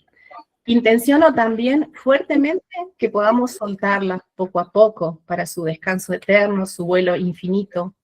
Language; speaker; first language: Spanish; native; Spanish